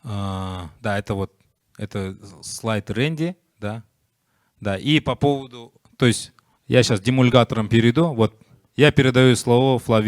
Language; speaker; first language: Russian; native; Russian